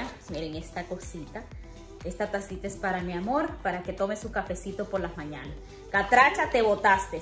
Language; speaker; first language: Spanish; native; Spanish